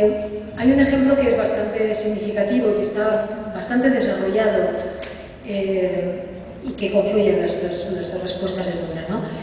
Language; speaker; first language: Spanish; native; Spanish